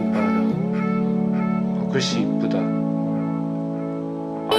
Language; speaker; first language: Korean; native; Korean